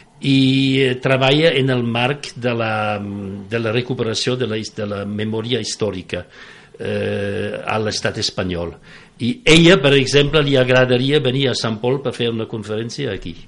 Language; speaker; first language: Catalan; non-native, fluent; French